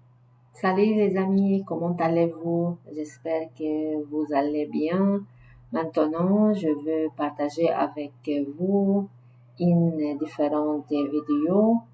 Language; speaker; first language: French; non-native, learner; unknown